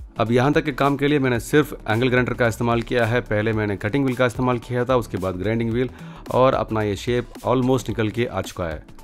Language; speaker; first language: Hindi; non-native, local second language; Tamil